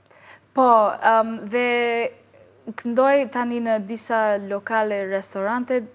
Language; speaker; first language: Albanian; non-native, learner; English